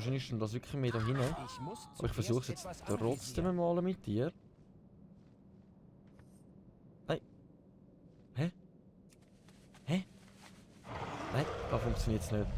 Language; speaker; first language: German; native; German